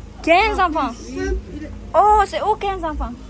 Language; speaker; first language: French; non-native, learner; Kazakh